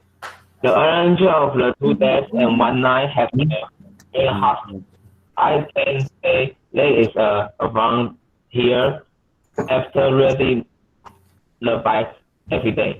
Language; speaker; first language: English; non-native, learner; Chinese